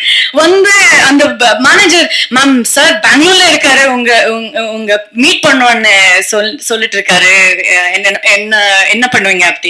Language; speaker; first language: Tamil; non-native, learner; Kannada